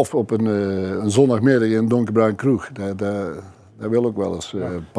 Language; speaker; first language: Dutch; native; Dutch